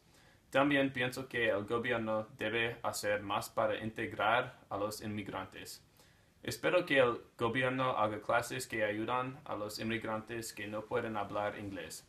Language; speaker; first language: Spanish; non-native, learner; English